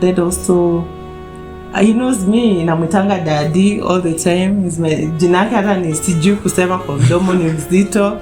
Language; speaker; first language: Swahili; native; Swahili